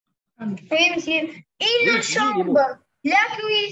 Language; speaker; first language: French; non-native, learner; Arabic